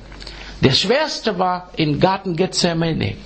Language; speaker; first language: German; non-native, fluent; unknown